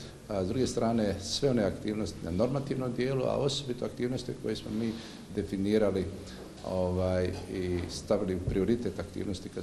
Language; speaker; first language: Serbian; native; Serbian